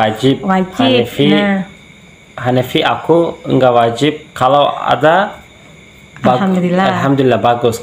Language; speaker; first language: Indonesian; non-native, learner; Turkish